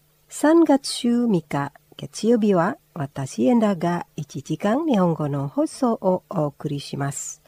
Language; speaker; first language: Japanese; non-native, fluent; Indonesian